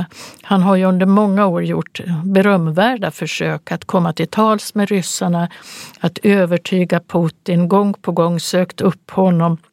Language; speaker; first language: Swedish; native; Swedish